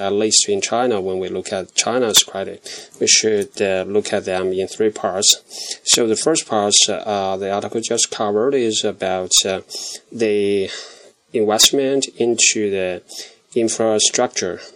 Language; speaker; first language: English; non-native, fluent; Chinese